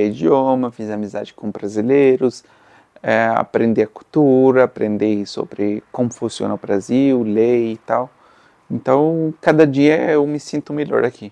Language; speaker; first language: Portuguese; non-native, fluent; Arabic